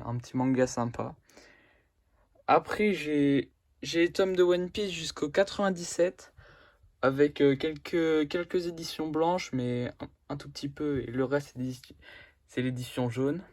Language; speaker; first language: French; native; French